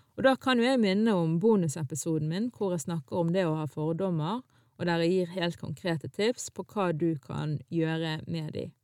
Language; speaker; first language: Norwegian; early bilingual, other home language; Arabic